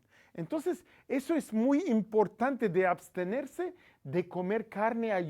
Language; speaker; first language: Spanish; non-native, fluent; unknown